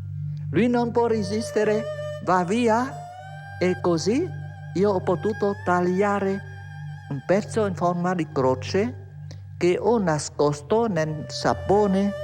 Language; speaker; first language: Italian; non-native, fluent; Vietnamese